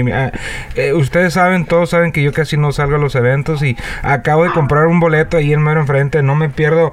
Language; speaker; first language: Spanish; native; Spanish